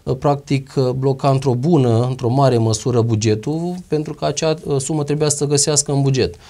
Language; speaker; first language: Romanian; native; Romanian